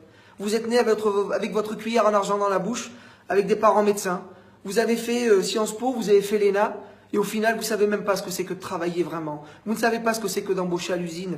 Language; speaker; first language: French; native; French